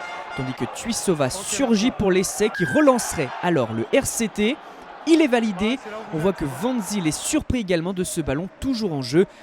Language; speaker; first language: French; native; French